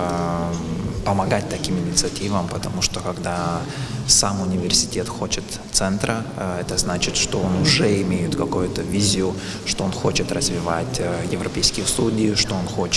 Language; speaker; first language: Ukrainian; non-native, fluent; Lithuanian